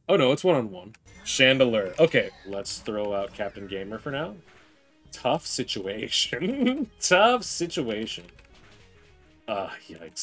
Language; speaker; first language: English; native; English